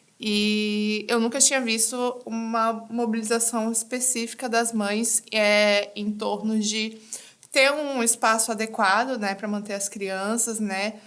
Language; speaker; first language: Portuguese; native; Portuguese